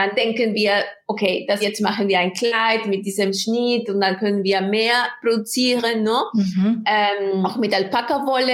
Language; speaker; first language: German; non-native, fluent; Spanish